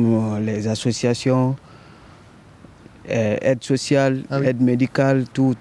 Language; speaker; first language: French; non-native, fluent; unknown